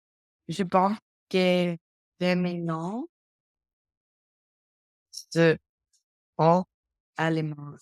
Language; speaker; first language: French; non-native, learner; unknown